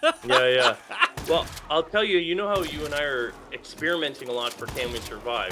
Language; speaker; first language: English; native; English